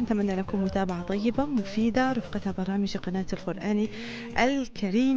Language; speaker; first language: Arabic; native; Arabic